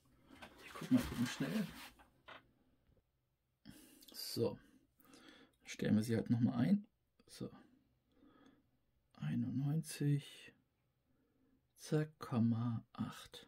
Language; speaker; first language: German; native; German